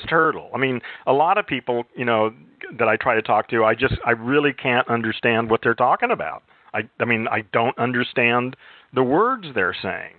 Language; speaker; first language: English; native; English